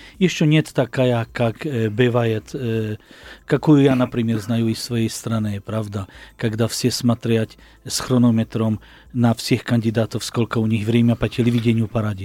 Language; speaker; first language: Russian; non-native, learner; Slovak